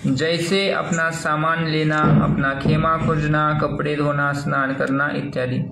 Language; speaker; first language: Hindi; non-native, local second language; Marathi